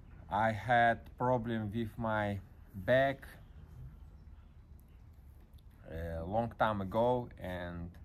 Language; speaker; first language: English; non-native, learner; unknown